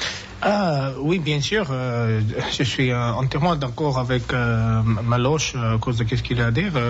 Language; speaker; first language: French; non-native, learner; English